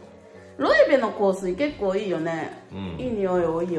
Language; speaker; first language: Japanese; native; Japanese